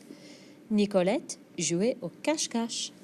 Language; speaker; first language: French; non-native, fluent; English